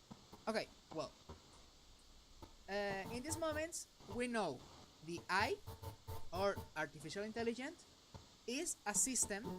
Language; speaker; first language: English; non-native, learner; Spanish